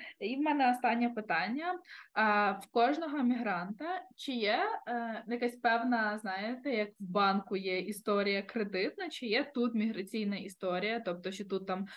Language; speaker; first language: Ukrainian; native; Ukrainian